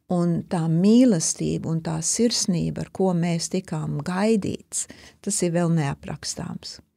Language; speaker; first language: Latvian; early bilingual, heritage; Latvian